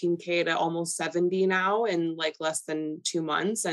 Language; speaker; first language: English; early bilingual, other home language; Polish